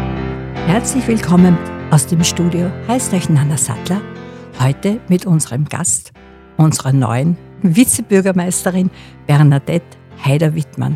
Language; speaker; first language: German; native; German